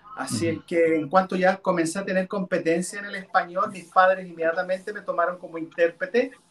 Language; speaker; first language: Spanish; non-native, local second language; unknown